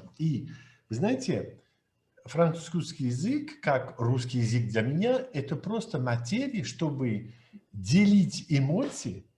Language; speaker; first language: Russian; non-native, fluent; French